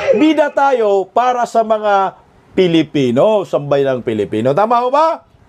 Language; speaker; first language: Filipino; non-native, local second language; Cebuano